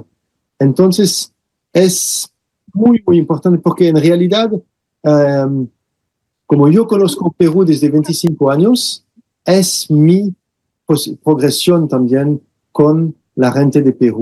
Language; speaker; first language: Spanish; non-native, fluent; French